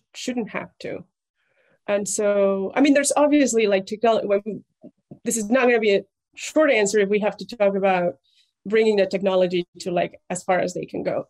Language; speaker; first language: English; non-native, fluent; Spanish